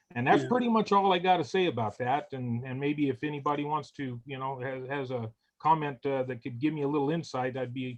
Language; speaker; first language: English; native; English